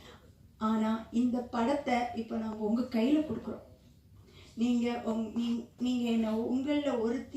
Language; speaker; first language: Tamil; native; Tamil